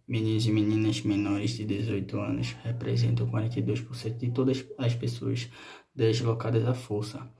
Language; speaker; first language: Portuguese; non-native, fluent; Spanish